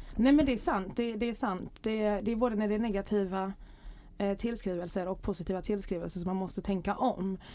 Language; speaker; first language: Swedish; early bilingual, other home language; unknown